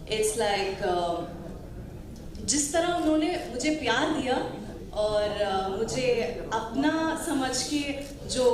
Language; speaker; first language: Hindi; non-native, local second language; Kannada